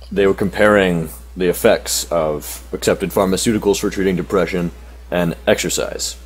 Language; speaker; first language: English; native; English